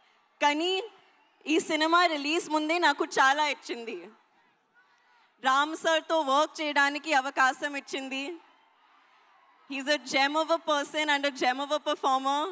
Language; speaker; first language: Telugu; non-native, learner; Hindi